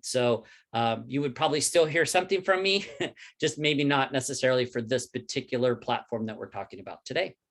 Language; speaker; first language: English; native; English